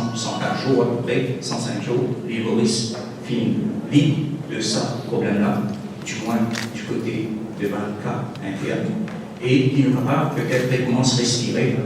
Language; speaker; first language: French; non-native, local second language; Morisyen